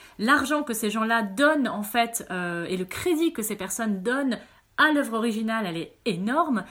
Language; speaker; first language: French; early bilingual, other home language; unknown